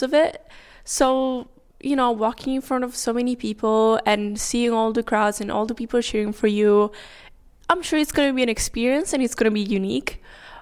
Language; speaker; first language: English; non-native, fluent; Italian